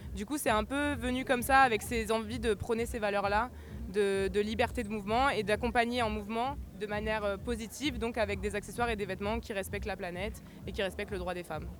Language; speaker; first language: French; native; French